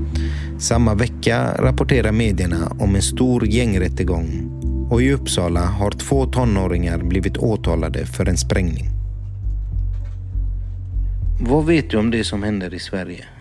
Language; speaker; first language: Swedish; native; Swedish